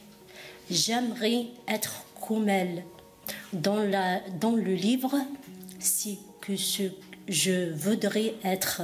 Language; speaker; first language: French; non-native, fluent; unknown